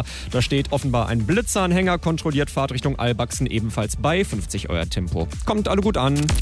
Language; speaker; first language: German; native; German